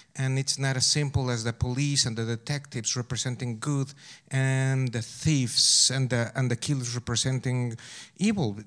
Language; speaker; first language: English; non-native, fluent; Spanish